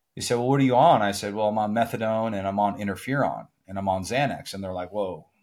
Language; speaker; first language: English; native; English